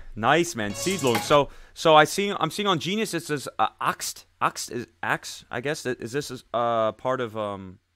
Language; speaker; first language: English; native; English